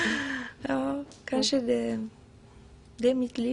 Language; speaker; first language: Swedish; non-native, fluent; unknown